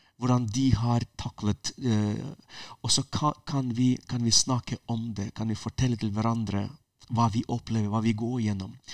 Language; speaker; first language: Norwegian; non-native, fluent; Ukrainian